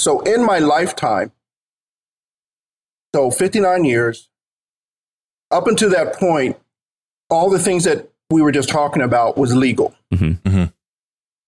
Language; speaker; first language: English; native; English